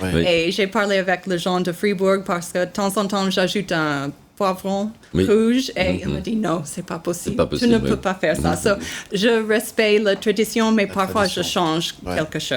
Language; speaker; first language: French; non-native, learner; English